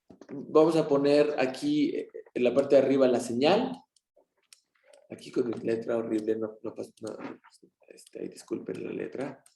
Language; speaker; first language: Spanish; native; Spanish